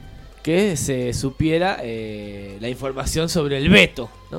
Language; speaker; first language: Spanish; native; Spanish